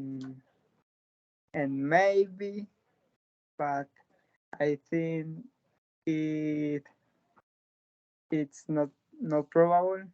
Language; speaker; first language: English; non-native, learner; Spanish